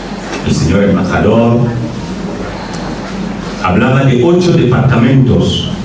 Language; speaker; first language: Spanish; non-native, fluent; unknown